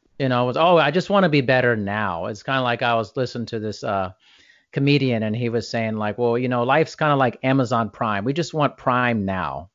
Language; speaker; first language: English; native; English